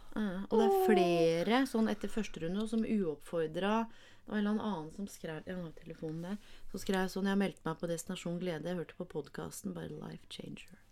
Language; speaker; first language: Norwegian; native; Norwegian